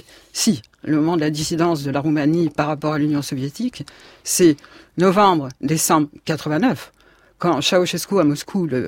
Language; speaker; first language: French; native; French